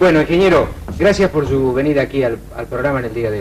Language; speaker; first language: Spanish; native; Spanish